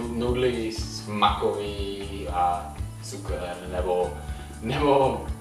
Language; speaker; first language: Czech; non-native, learner; Swedish